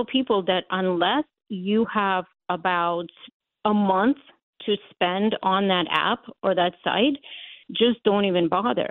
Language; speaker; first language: English; non-native, fluent; Latvian